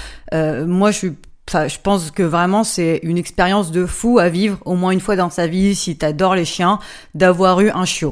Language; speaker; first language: French; native; French